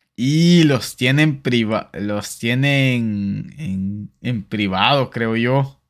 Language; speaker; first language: Spanish; native; Spanish